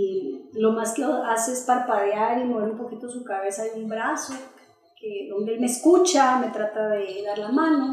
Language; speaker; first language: Spanish; native; Spanish